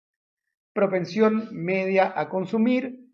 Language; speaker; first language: Spanish; native; Spanish